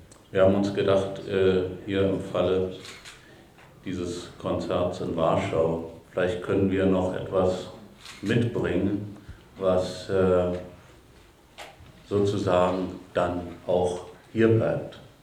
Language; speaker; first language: German; native; German